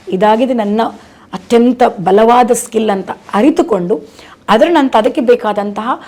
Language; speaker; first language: Kannada; non-native, local second language; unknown